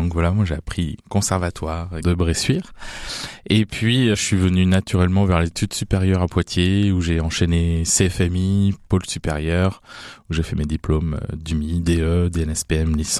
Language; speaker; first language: French; native; French